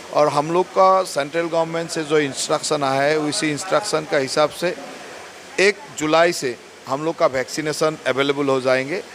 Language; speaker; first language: Hindi; non-native, local second language; Assamese